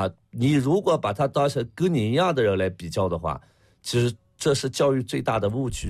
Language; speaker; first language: Chinese; native; Chinese